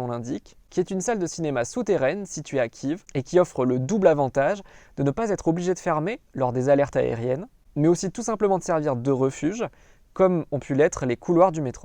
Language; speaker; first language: French; native; French